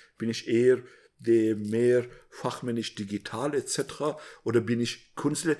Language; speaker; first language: German; non-native, fluent; Persian